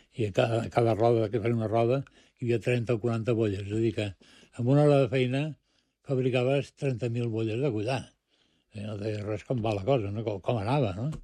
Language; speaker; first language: Catalan; early bilingual, other home language; Spanish